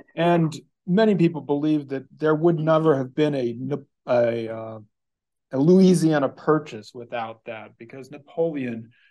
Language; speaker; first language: English; native; English